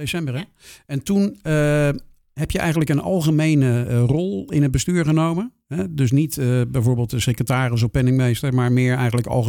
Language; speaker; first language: Dutch; native; Dutch